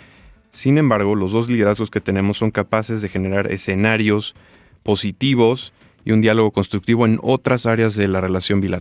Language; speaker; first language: Spanish; native; Spanish